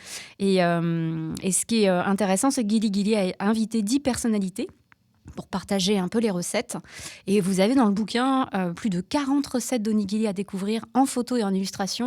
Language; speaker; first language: French; native; French